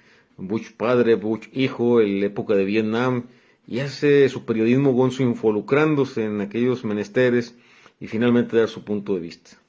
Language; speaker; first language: Spanish; native; Spanish